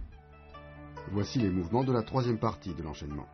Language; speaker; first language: French; non-native, fluent; Chinese